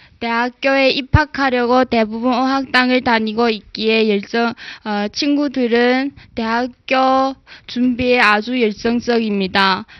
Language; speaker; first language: Korean; non-native, fluent; Chinese